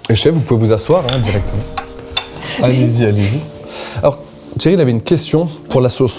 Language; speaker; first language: French; native; French